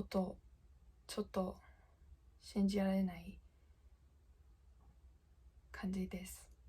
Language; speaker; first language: Japanese; non-native, fluent; English